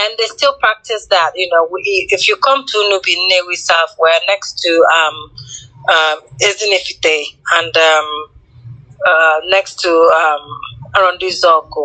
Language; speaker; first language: English; non-native, local second language; Igbo